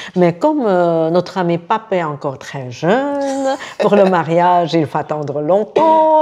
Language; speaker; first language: French; non-native, fluent; Korean